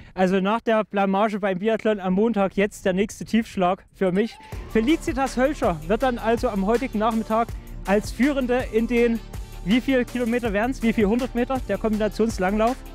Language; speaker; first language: German; native; German